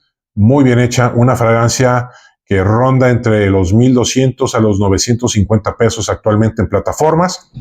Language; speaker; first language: Spanish; native; Spanish